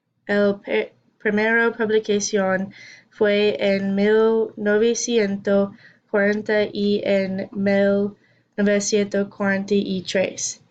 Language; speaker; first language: Spanish; non-native, learner; English